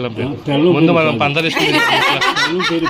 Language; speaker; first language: Telugu; native; Telugu